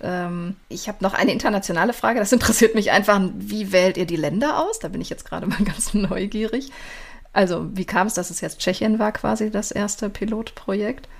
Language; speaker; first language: German; native; German